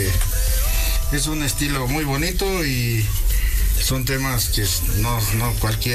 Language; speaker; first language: Spanish; native; Spanish